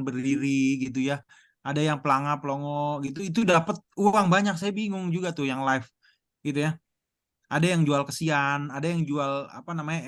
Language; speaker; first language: Indonesian; native; Indonesian